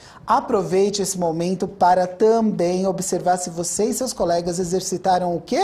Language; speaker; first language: Portuguese; native; Portuguese